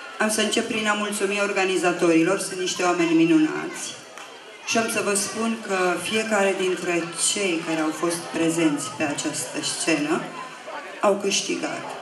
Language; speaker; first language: Romanian; non-native, local second language; Serbian